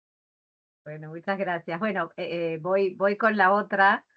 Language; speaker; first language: Spanish; native; Spanish